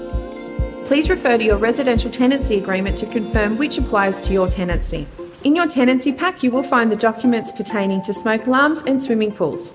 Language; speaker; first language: English; native; English